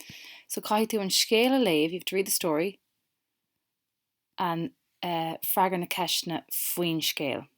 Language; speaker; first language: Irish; non-native, local second language; English